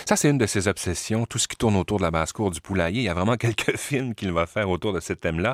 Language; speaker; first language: French; native; French